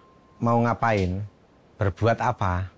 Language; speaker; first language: Indonesian; native; Indonesian